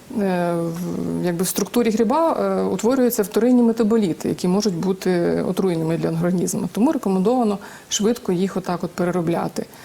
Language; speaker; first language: Ukrainian; native; Ukrainian